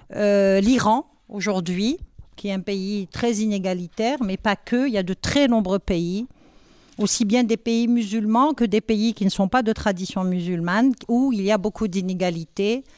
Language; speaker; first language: French; non-native, local second language; Arabic